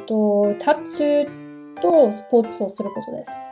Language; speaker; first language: Japanese; non-native, learner; German